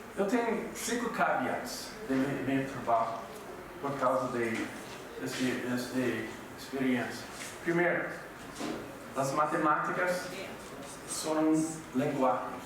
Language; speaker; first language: Portuguese; non-native, fluent; English